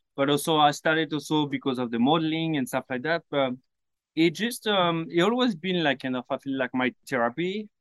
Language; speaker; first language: English; non-native, fluent; French